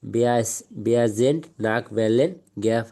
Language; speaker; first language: German; non-native, learner; Bangla